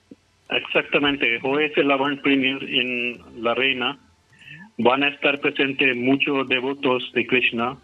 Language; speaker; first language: Spanish; non-native, fluent; Hindi